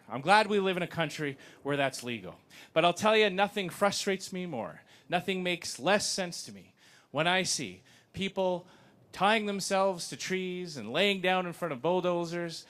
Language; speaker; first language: English; native; English